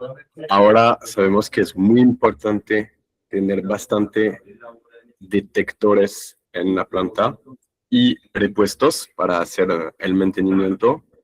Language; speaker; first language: Spanish; non-native, fluent; French